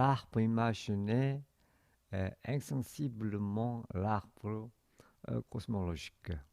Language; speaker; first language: French; non-native, fluent; Korean